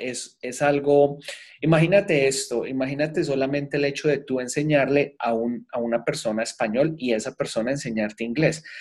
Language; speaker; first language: Spanish; native; Spanish